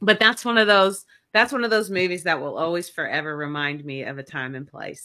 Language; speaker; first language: English; native; English